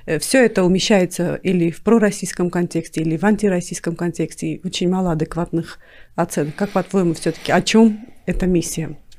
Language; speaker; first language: Russian; non-native, local second language; Armenian